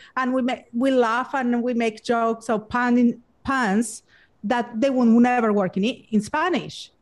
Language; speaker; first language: English; non-native, fluent; Spanish